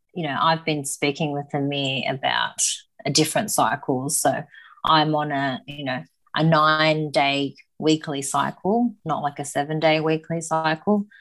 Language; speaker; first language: English; early bilingual, other home language; Japanese